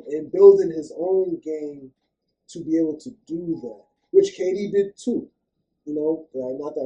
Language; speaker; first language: English; native; English